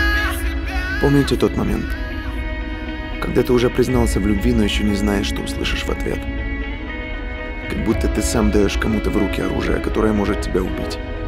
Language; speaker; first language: Russian; native; Russian